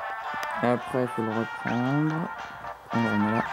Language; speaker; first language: French; native; French